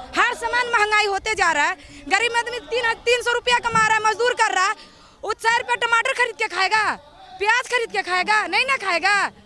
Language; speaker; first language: Hindi; native; Hindi